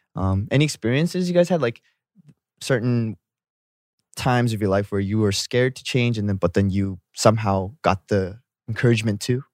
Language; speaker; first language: English; native; English